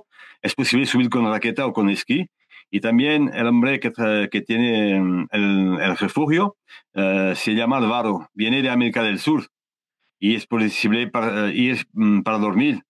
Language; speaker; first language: Spanish; non-native, learner; French